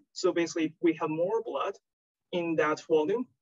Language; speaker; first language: English; non-native, fluent; Chinese